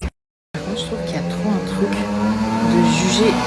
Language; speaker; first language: French; native; French